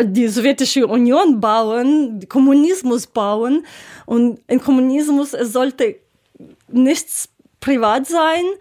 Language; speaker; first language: German; non-native, learner; Ukrainian